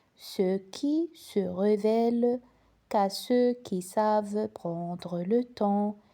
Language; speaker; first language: French; non-native, local second language; Arabic